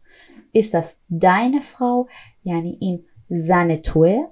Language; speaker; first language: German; non-native, fluent; Persian